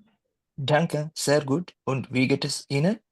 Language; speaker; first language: German; non-native, learner; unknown